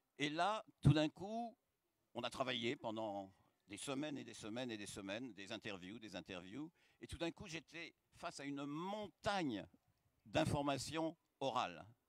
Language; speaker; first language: French; native; French